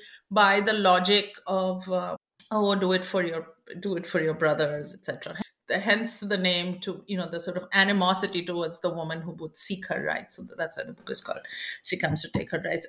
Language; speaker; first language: English; non-native, local second language; Bangla